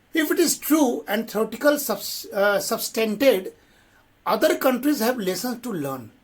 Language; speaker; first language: English; non-native, local second language; Hindi